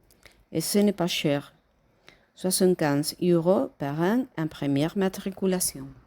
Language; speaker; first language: French; non-native, learner; Spanish